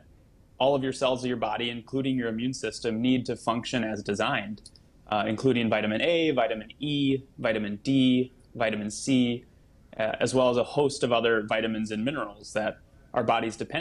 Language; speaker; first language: English; native; English